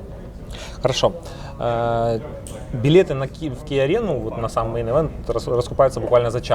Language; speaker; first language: Russian; native; Russian